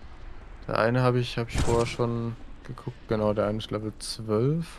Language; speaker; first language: German; native; German